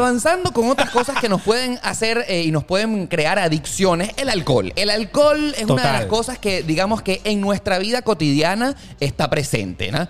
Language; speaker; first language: Spanish; native; Spanish